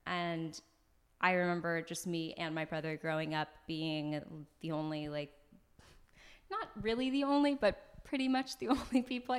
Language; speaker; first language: English; early bilingual, other home language; French